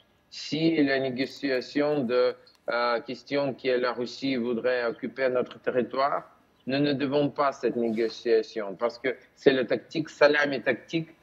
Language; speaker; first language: French; non-native, learner; Ukrainian